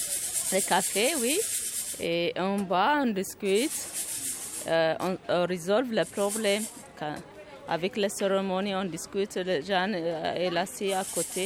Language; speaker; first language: French; non-native, learner; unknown